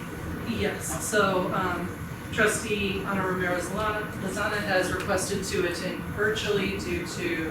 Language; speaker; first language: English; native; English